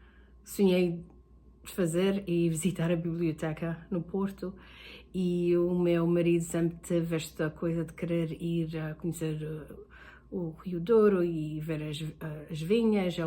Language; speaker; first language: Portuguese; early bilingual, heritage; Portuguese